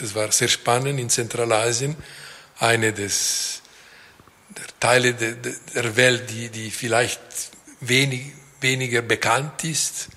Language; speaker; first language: German; non-native, fluent; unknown